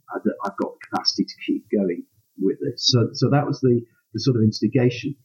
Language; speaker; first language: English; native; English